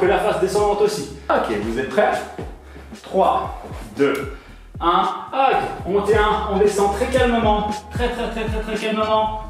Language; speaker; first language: French; native; French